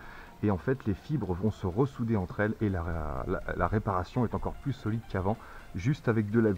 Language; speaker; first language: French; native; French